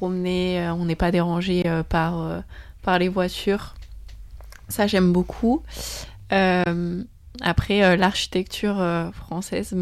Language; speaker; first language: French; native; French